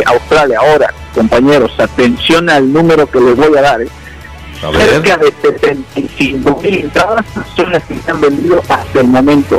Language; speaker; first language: Spanish; native; Spanish